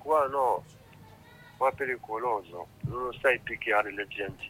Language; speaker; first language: Italian; non-native, learner; Arabic